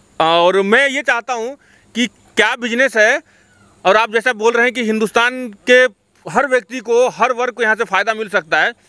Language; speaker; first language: Hindi; native; Hindi